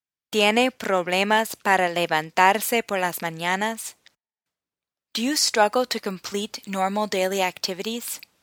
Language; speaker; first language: English; native; English